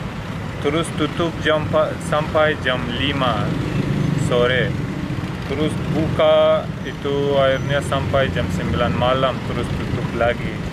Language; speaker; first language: Indonesian; non-native, learner; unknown